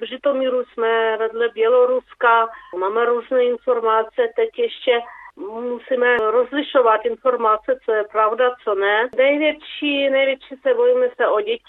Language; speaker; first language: Czech; early bilingual, heritage; Czech